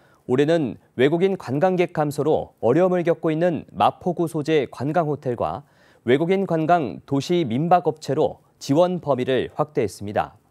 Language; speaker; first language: Korean; native; Korean